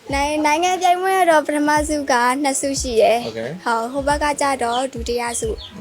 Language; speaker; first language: Burmese; native; Burmese